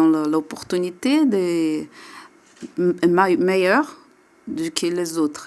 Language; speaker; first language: French; non-native, learner; Portuguese